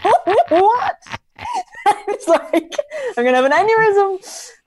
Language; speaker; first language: English; native; English